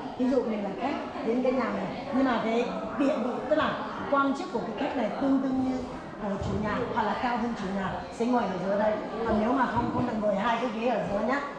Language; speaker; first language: Vietnamese; non-native, fluent; Chinese